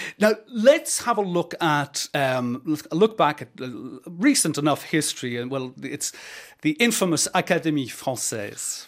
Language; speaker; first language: English; native; English